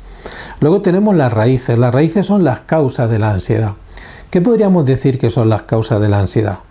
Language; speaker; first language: Spanish; native; Spanish